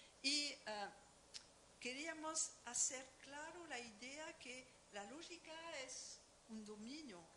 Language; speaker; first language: Spanish; non-native, fluent; French